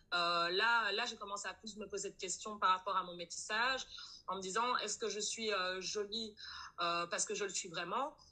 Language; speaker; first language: French; native; French